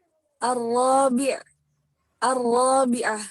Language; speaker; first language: Arabic; non-native, learner; Indonesian